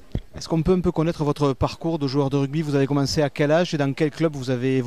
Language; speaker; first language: French; native; French